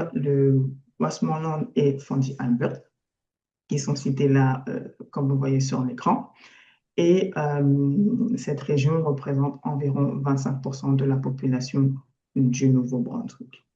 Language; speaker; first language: French; native; French